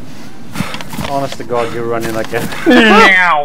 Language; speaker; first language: English; native; English